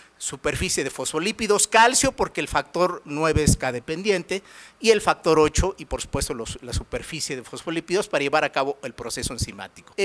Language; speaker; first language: Spanish; native; Spanish